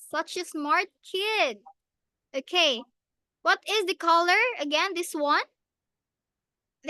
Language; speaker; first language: English; non-native, local second language; Filipino